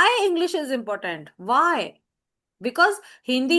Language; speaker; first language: English; non-native, learner; Hindi